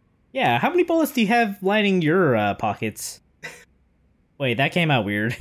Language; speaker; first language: English; native; English